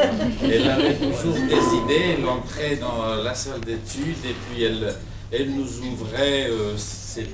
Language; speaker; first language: French; non-native, fluent; Georgian